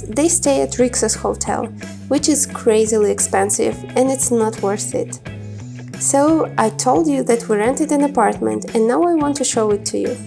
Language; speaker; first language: English; non-native, fluent; Kazakh